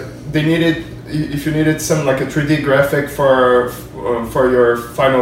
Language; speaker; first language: English; non-native, fluent; Portuguese